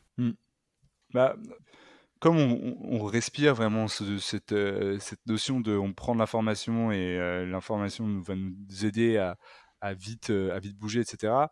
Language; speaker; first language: French; native; French